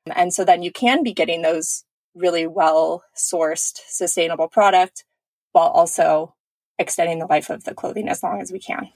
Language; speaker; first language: English; native; English